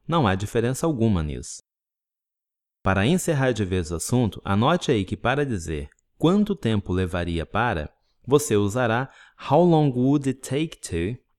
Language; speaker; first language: Portuguese; native; Portuguese